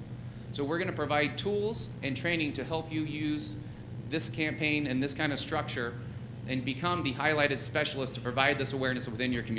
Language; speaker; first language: English; native; English